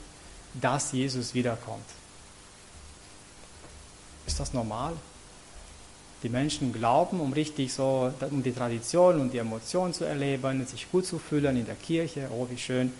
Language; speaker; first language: German; non-native, fluent; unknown